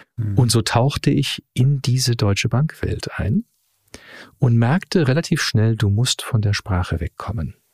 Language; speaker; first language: German; early bilingual, heritage; German